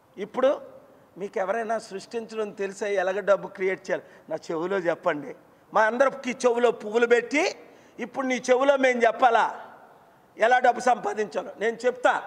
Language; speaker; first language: Telugu; native; Telugu